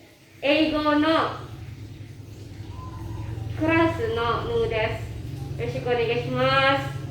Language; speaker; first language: Japanese; non-native, fluent; Indonesian